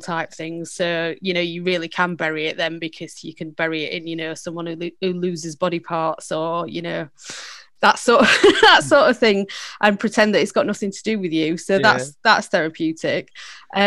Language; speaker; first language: English; native; English